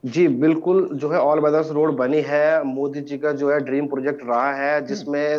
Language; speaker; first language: Hindi; native; Hindi